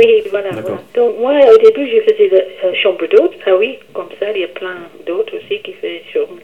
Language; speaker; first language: French; non-native, fluent; English